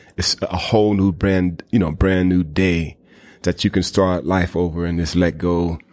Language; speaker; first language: English; native; English